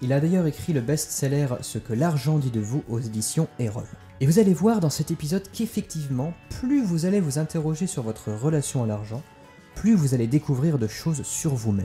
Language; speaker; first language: French; native; French